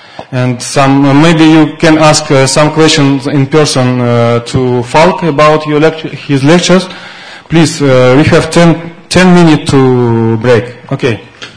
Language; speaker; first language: English; non-native, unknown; Russian